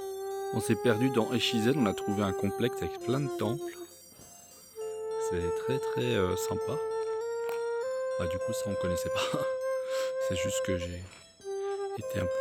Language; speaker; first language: French; native; French